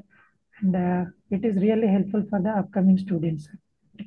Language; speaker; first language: English; non-native, local second language; Telugu